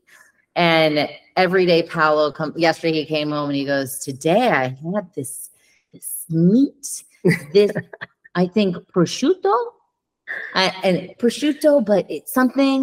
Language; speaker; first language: English; native; English